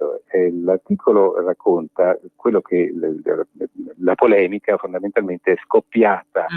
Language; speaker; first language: Italian; native; Italian